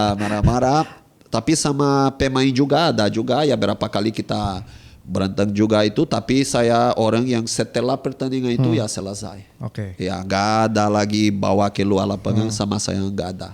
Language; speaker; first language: Indonesian; non-native, fluent; Portuguese